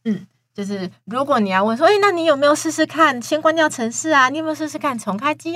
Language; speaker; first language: Chinese; native; Chinese